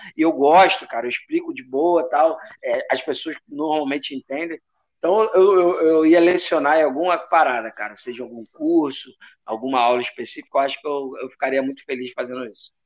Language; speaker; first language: Portuguese; native; Portuguese